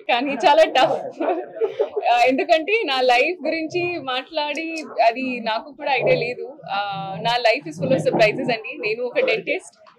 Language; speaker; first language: Telugu; non-native, fluent; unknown